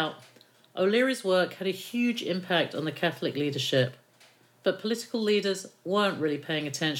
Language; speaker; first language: English; native; English